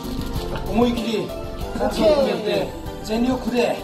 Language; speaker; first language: Japanese; non-native, fluent; Korean